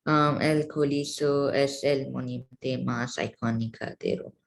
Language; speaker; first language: Spanish; non-native, learner; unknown